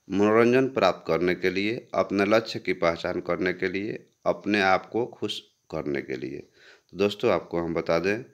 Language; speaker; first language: Hindi; native; Hindi